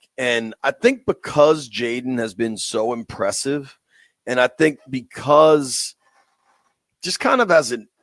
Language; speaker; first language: English; native; English